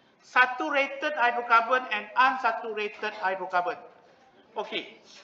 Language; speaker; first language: English; non-native, local second language; Malay